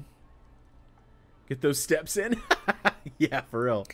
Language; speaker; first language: English; native; English